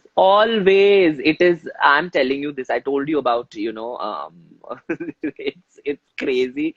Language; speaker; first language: English; non-native, local second language; Hindi